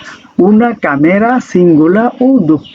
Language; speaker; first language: Italian; non-native, learner; Bangla